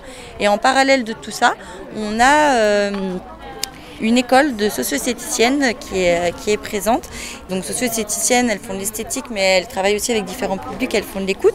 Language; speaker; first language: French; native; French